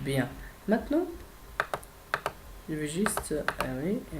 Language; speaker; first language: French; non-native, fluent; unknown